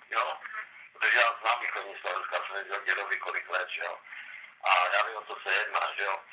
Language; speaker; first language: Czech; non-native, local second language; Romany